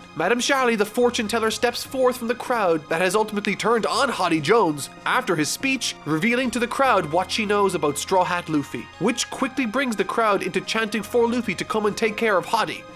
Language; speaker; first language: English; native; English